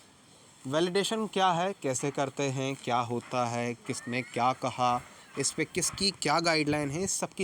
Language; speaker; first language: Hindi; native; Hindi